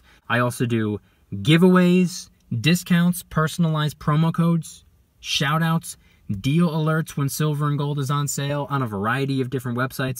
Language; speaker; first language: English; native; English